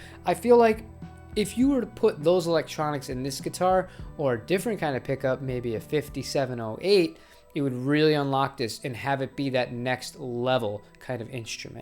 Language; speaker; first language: English; native; English